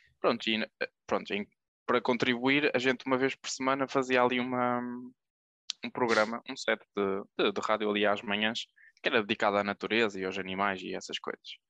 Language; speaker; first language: Portuguese; native; Portuguese